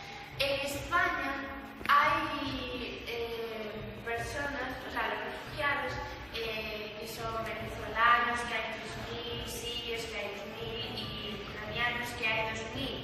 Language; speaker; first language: Spanish; non-native, local second language; Galician